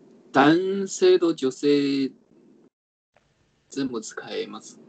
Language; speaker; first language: Japanese; non-native, learner; Chinese